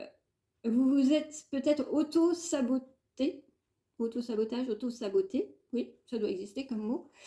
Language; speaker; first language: French; native; French